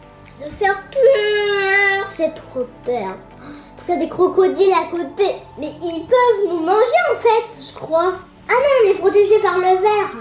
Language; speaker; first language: French; native; French